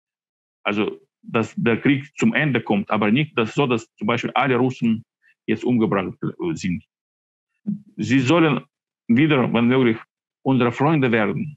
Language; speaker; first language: German; non-native, fluent; Ukrainian